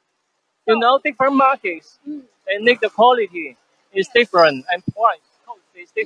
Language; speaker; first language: English; non-native, fluent; Chinese